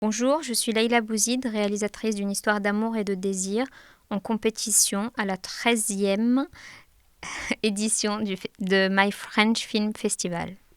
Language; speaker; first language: French; non-native, local second language; Arabic